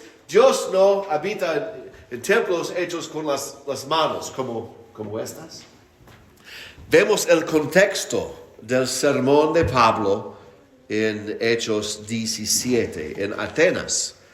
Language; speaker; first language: Spanish; non-native, fluent; English